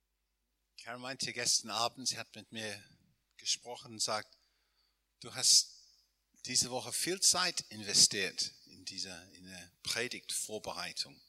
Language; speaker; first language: German; non-native, fluent; English